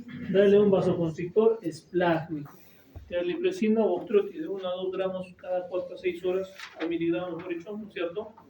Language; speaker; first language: Spanish; native; Spanish